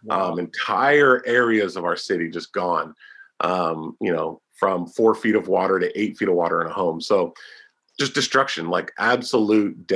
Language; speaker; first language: English; native; English